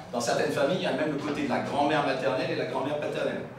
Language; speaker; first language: French; native; French